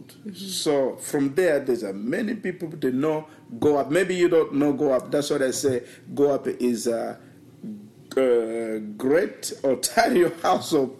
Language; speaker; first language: English; non-native, learner; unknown